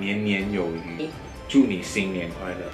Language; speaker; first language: Chinese; native; Chinese